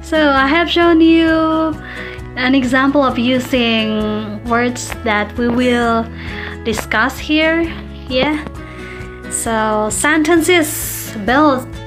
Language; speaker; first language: English; non-native, fluent; Indonesian